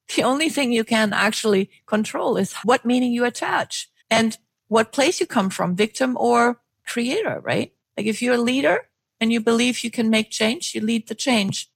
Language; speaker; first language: English; non-native, fluent; German